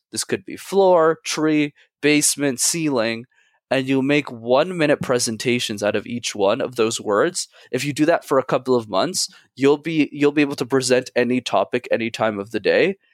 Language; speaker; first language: English; native; English